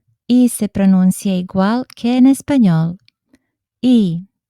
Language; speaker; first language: Spanish; non-native, fluent; Serbian